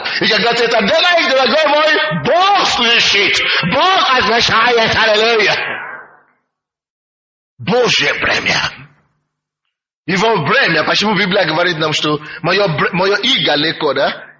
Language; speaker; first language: Russian; non-native, fluent; Yoruba